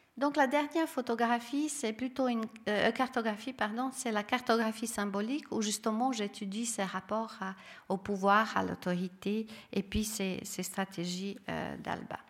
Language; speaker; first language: French; non-native, fluent; Serbian